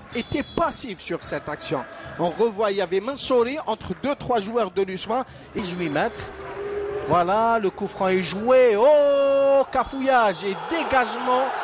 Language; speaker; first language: French; non-native, local second language; Arabic